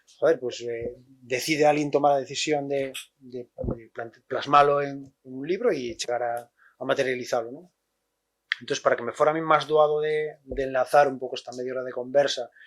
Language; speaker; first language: Galician; native; Galician